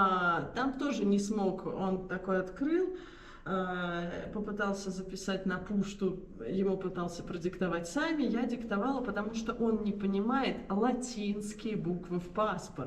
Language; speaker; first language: Russian; native; Russian